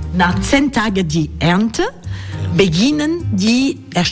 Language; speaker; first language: German; non-native, learner; French